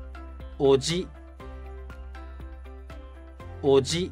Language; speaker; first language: Japanese; native; Japanese